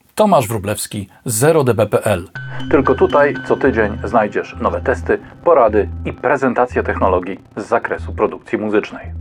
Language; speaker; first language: Polish; native; Polish